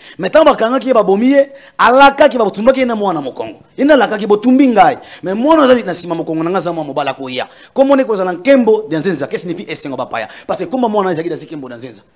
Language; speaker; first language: Lingala; non-native, local second language; Kongo